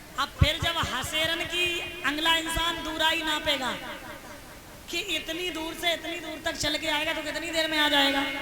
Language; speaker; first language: Hindi; native; Hindi